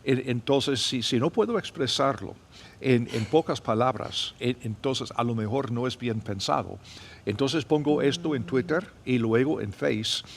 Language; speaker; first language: Spanish; non-native, fluent; English